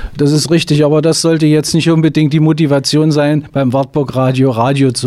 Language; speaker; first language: German; native; German